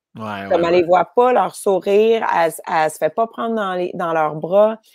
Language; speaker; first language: French; native; French